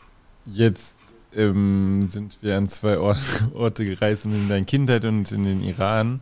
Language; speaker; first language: German; native; German